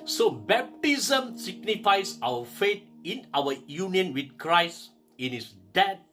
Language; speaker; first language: English; non-native, local second language; Tamil